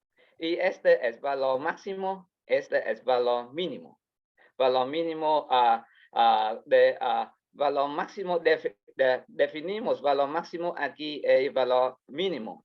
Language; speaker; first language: Spanish; non-native, learner; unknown